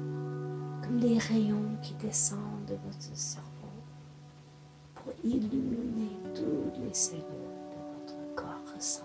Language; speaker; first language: French; non-native, fluent; English